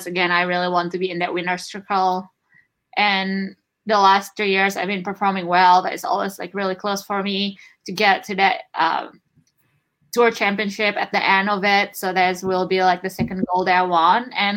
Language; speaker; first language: English; non-native, fluent; Indonesian